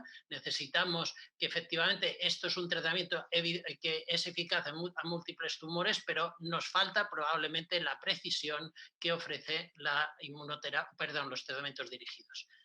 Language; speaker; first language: Spanish; native; Spanish